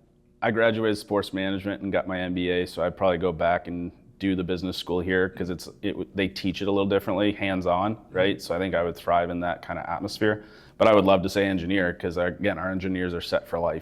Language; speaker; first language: English; native; English